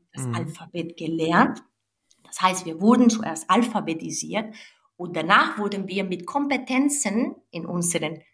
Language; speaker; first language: German; non-native, fluent; Spanish